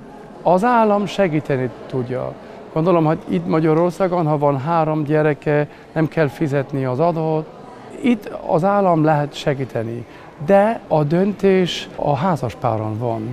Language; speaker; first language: Hungarian; non-native, learner; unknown